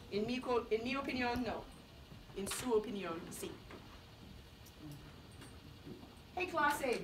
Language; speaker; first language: Spanish; non-native, fluent; English